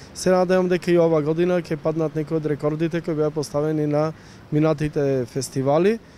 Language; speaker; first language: Macedonian; native; Macedonian